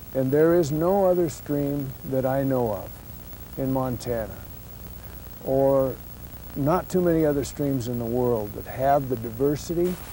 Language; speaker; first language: English; native; English